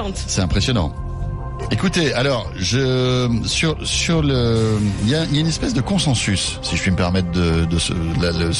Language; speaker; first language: French; native; French